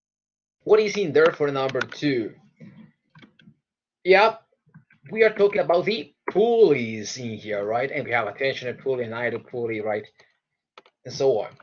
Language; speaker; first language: English; non-native, fluent; Spanish